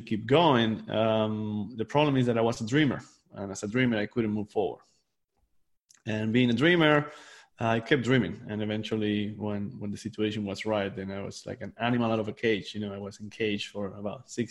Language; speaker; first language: English; non-native, fluent; Spanish